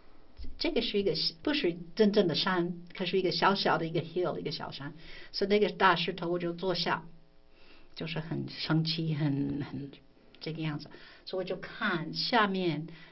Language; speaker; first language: Chinese; non-native, fluent; English